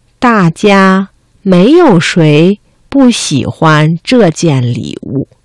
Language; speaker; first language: Chinese; non-native, fluent; Vietnamese